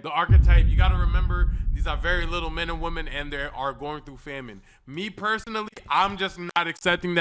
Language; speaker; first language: English; native; English